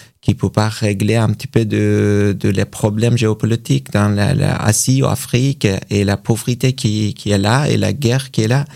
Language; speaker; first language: French; non-native, learner; Persian